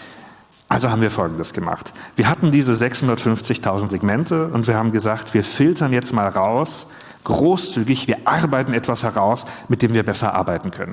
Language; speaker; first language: German; native; German